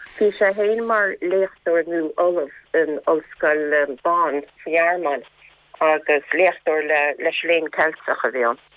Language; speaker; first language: Irish; native; Irish